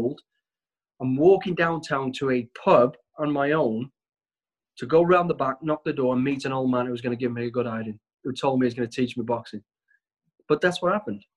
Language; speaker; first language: English; native; English